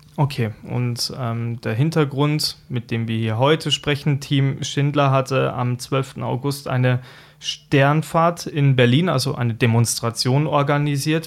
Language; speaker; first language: German; native; German